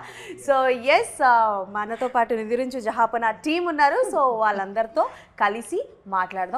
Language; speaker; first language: Telugu; native; Telugu